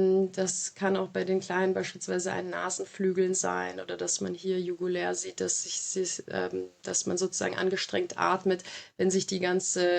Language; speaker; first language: German; native; German